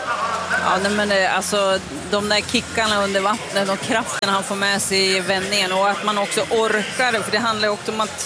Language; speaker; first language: Swedish; native; Swedish